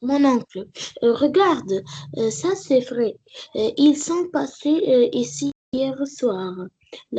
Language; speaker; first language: French; non-native, learner; Arabic